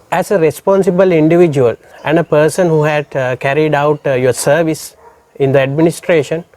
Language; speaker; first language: English; non-native, local second language; Sinhala